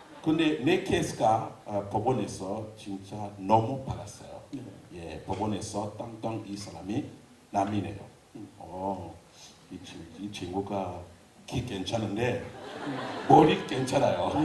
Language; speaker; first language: Korean; non-native, learner; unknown